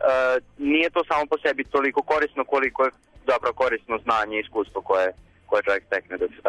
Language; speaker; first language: Serbian; native; Serbian